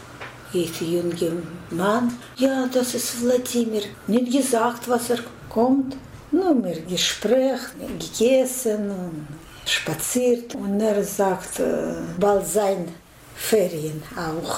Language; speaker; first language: German; non-native, learner; Russian